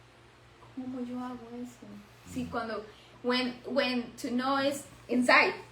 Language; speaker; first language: Spanish; non-native, learner; English